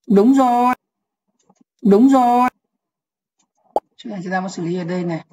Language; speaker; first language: Vietnamese; native; Vietnamese